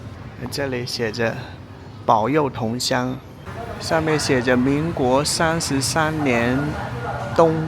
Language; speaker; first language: Chinese; native; Chinese